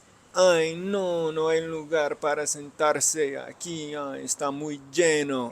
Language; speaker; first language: Spanish; non-native, fluent; English